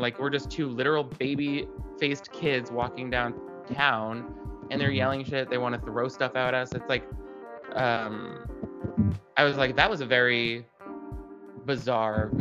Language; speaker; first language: English; native; English